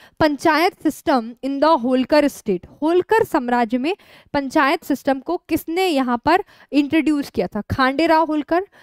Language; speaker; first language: Hindi; native; Hindi